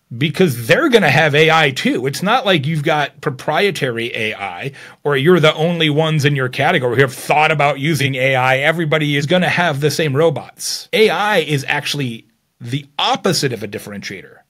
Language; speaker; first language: English; native; English